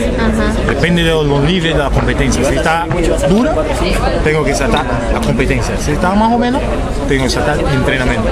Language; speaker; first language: Spanish; non-native, learner; Portuguese